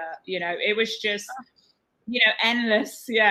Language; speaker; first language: English; native; English